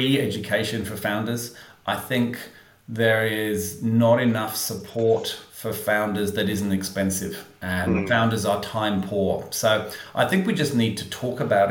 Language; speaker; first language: English; native; English